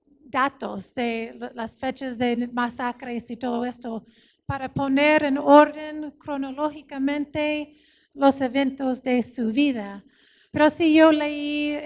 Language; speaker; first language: Spanish; non-native, fluent; English